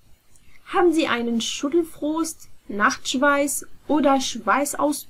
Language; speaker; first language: German; non-native, fluent; Arabic